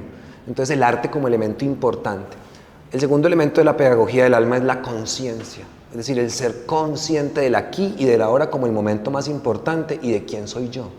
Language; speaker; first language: Spanish; native; Spanish